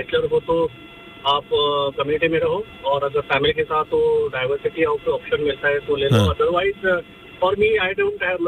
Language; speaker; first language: Hindi; non-native, local second language; Marathi